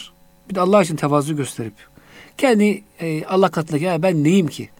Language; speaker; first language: Turkish; native; Turkish